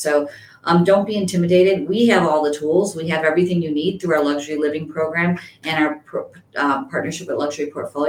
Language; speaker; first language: English; native; English